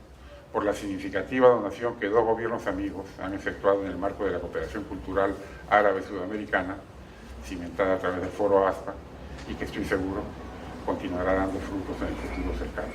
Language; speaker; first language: Spanish; native; Spanish